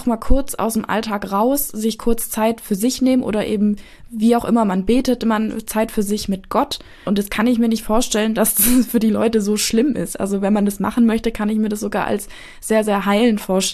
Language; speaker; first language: German; native; German